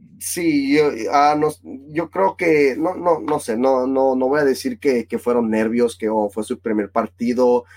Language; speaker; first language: Spanish; early bilingual, heritage; Spanish